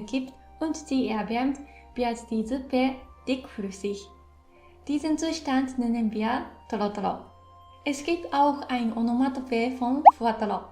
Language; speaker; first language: German; non-native, fluent; Japanese